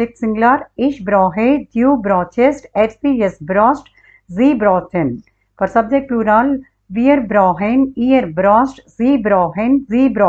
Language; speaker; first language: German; non-native, learner; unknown